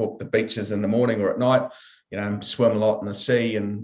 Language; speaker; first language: English; native; English